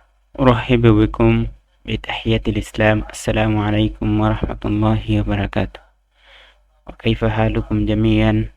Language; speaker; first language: Arabic; non-native, fluent; Bangla